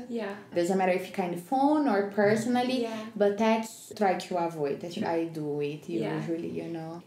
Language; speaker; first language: English; non-native, learner; Portuguese